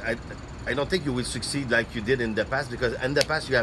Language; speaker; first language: English; non-native, learner; French